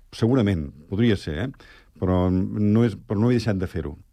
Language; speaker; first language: Catalan; native; Catalan